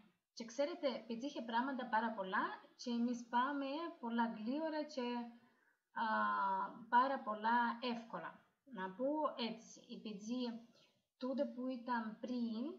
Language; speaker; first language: Greek; non-native, learner; Russian